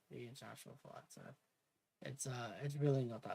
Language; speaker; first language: English; native; English